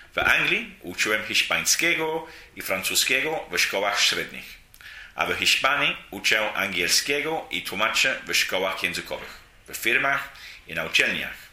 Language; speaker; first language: Polish; non-native, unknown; English